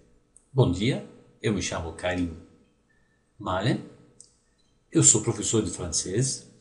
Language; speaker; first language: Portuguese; non-native, fluent; French